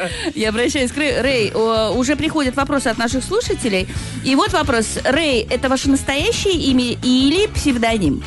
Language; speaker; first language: Russian; native; Russian